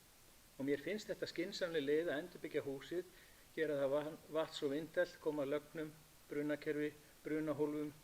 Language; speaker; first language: Icelandic; native; Icelandic